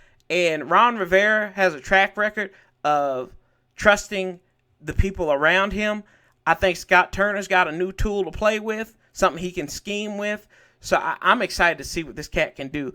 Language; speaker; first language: English; native; English